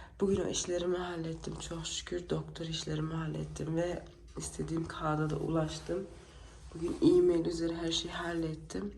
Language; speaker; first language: Turkish; early bilingual, heritage; Turkish